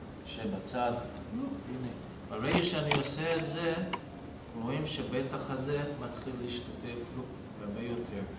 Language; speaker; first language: Hebrew; non-native, fluent; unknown